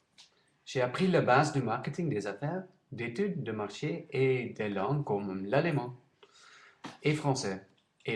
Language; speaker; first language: French; non-native, learner; Dutch